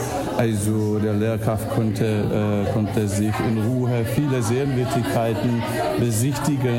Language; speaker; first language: German; non-native, fluent; Czech